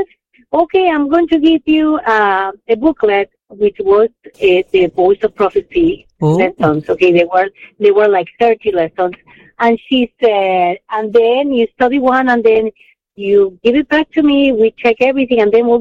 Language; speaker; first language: English; non-native, fluent; Spanish